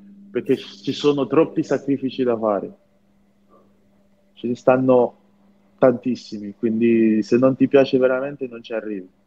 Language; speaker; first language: Italian; non-native, fluent; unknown